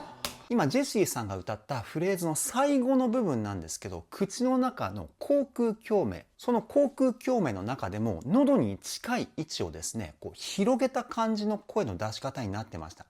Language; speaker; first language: Japanese; native; Japanese